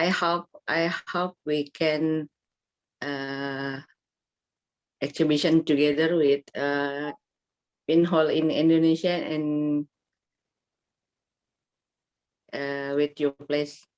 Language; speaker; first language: English; non-native, learner; Indonesian